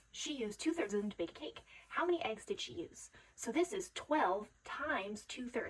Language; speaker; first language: English; native; English